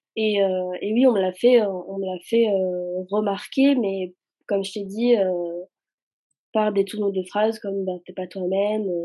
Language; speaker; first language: French; early bilingual, other home language; Arabic